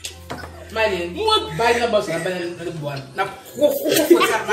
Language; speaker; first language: French; non-native, learner; Haitian Creole